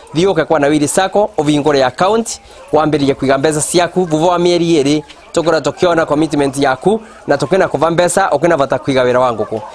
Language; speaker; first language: Kikuyu; non-native, local second language; Embu